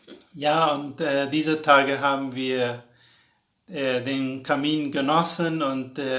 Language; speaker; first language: German; non-native, local second language; Plautdietsch